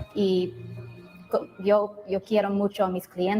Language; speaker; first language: Spanish; early bilingual, other home language; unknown